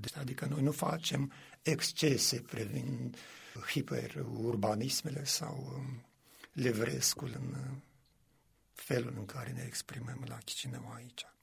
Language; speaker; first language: Romanian; native; Romanian